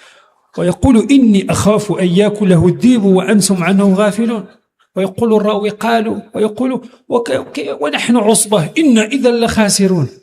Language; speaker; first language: Arabic; native; Arabic